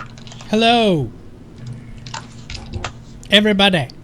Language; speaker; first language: English; native; English